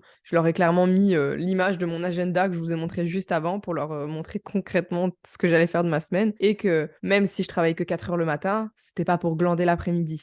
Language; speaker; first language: French; native; French